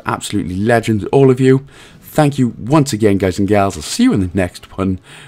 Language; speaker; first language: English; native; English